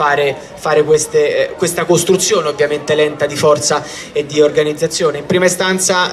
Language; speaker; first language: Italian; native; Italian